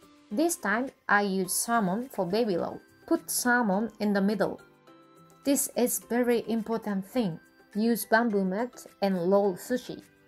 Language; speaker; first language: English; non-native, learner; Japanese